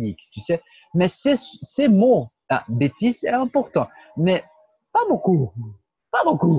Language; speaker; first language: French; non-native, fluent; Portuguese